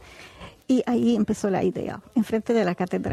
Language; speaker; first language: Spanish; non-native, fluent; Arabic